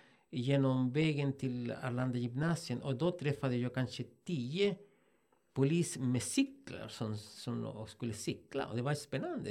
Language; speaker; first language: Swedish; non-native, fluent; Spanish